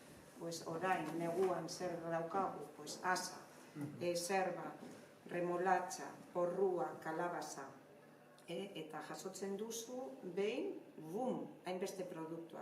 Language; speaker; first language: Basque; non-native, learner; Spanish